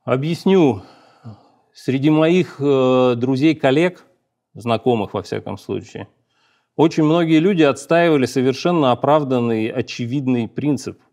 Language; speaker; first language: Russian; native; Russian